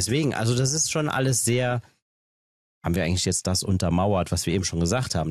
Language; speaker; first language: German; native; German